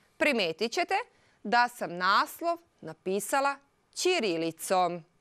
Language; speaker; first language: Serbian; non-native, local second language; Hungarian